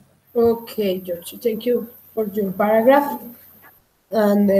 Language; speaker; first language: English; non-native, learner; Spanish